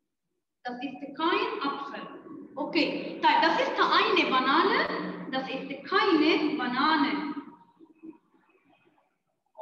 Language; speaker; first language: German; non-native, fluent; Arabic